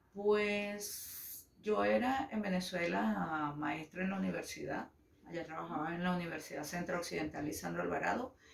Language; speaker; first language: Spanish; native; Spanish